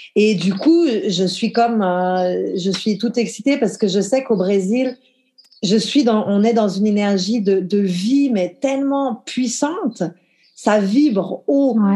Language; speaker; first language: French; native; French